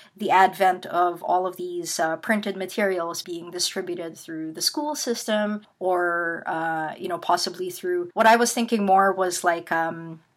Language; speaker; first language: English; non-native, local second language; Filipino